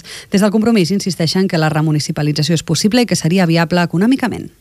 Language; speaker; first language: Catalan; native; Catalan